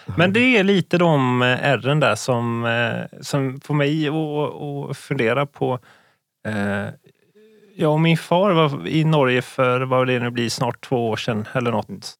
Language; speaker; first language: Swedish; native; Swedish